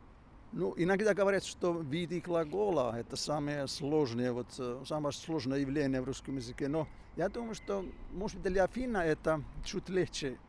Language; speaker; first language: Russian; non-native, fluent; Finnish